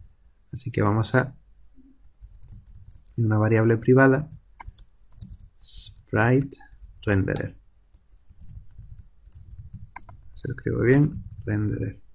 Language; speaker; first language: Spanish; native; Spanish